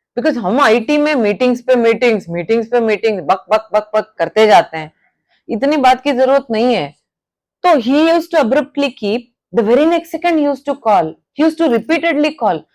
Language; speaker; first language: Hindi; non-native, local second language; Kannada